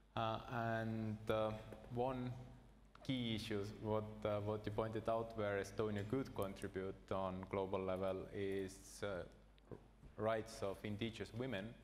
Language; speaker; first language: English; non-native, fluent; Estonian